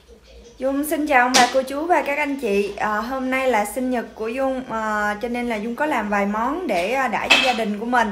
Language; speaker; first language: Vietnamese; native; Vietnamese